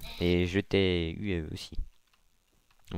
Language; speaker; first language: French; native; French